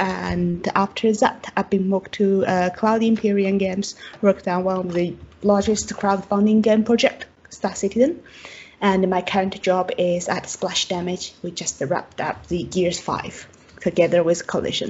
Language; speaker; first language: English; non-native, fluent; Chinese